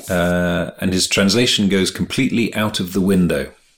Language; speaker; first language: English; native; English